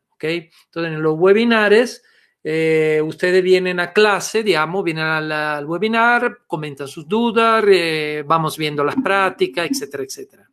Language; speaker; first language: Spanish; non-native, fluent; Italian